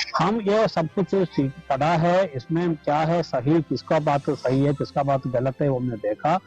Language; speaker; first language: Hindi; non-native, local second language; Malayalam